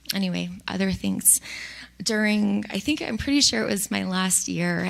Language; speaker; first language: English; early bilingual, other home language; Spanish